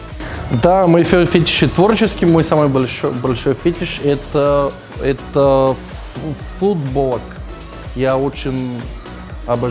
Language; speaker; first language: Russian; non-native, learner; Bulgarian